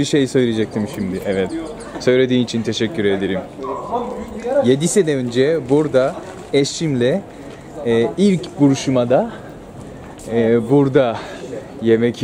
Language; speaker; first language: Turkish; non-native, fluent; Japanese